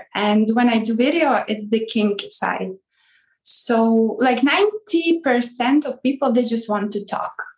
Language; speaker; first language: English; non-native, fluent; Ukrainian